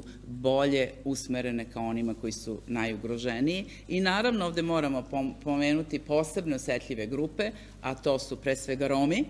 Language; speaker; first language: Serbian; native; Serbian